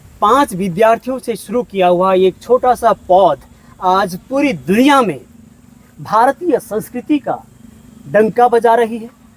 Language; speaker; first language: Hindi; native; Hindi